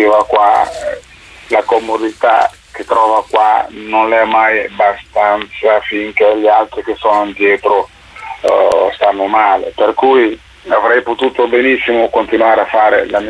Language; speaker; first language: Italian; non-native, fluent; Upper Guinea Crioulo